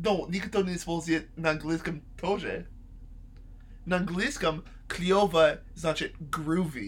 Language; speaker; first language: Russian; non-native, learner; English